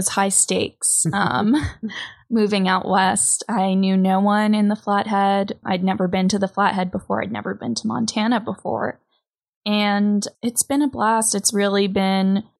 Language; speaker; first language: English; native; English